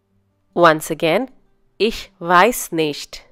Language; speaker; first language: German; non-native, fluent; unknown